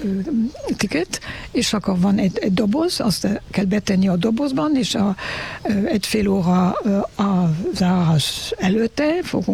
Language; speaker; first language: Hungarian; non-native, learner; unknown